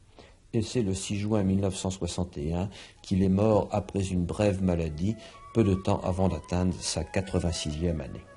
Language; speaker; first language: French; native; French